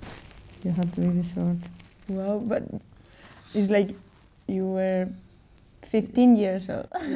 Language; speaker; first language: English; non-native, learner; Spanish